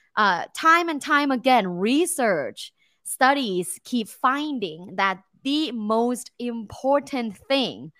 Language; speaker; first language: English; non-native, fluent; Thai